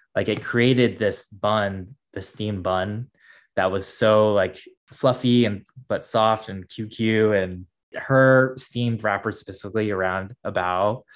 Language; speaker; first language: English; native; English